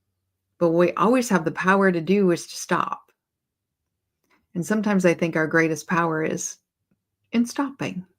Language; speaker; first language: English; native; English